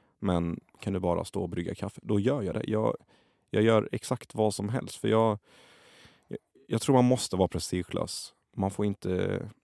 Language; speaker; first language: Swedish; early bilingual, other home language; Arabic